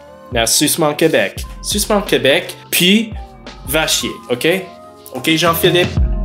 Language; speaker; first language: French; non-native, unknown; English